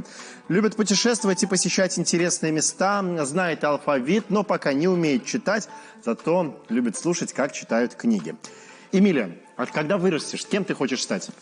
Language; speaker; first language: Russian; native; Russian